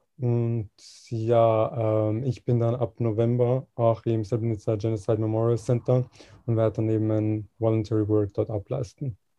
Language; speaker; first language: German; early bilingual, other home language; Serbian